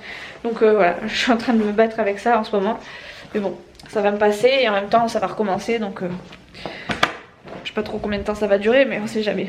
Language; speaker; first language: French; native; French